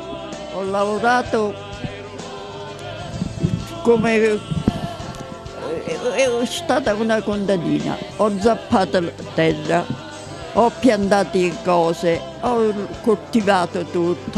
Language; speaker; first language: Italian; non-native, local second language; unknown